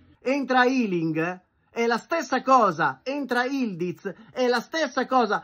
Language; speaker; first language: Italian; native; Italian